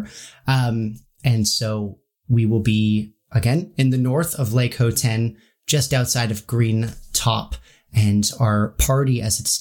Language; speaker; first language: English; native; English